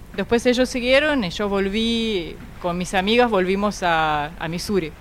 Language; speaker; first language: Spanish; non-native, fluent; Russian